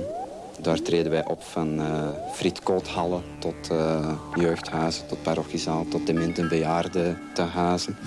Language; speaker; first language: Dutch; native; Dutch